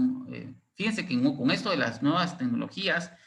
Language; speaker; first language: Spanish; native; Spanish